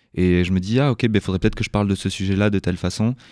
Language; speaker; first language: French; native; French